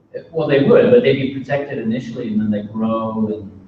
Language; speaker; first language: English; native; English